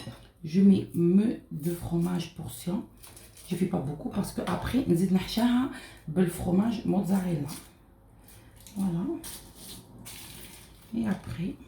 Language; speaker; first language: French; non-native, local second language; Arabic